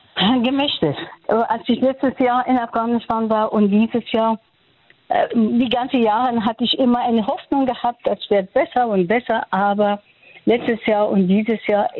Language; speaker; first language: German; non-native, fluent; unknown